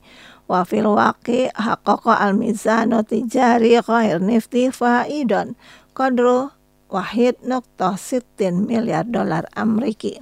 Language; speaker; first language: Arabic; non-native, fluent; Indonesian